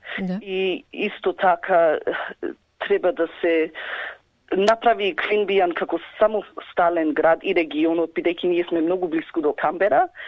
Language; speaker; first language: Macedonian; early bilingual, heritage; Macedonian